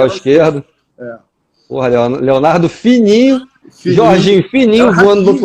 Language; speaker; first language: Portuguese; native; Portuguese